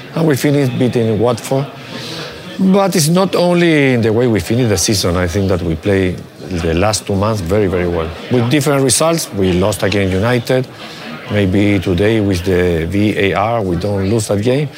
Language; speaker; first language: English; non-native, fluent; Spanish